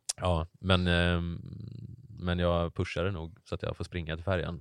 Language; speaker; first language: Swedish; native; Swedish